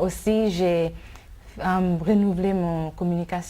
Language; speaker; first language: French; non-native, fluent; English